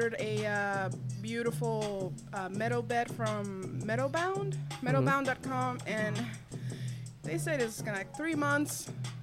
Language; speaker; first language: English; non-native, fluent; Spanish